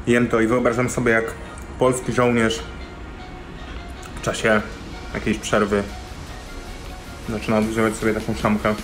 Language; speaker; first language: Polish; native; Polish